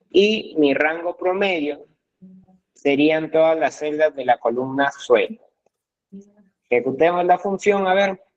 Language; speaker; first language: Spanish; native; Spanish